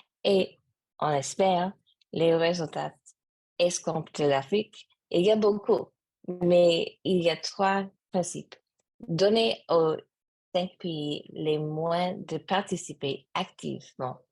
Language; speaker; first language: French; non-native, learner; English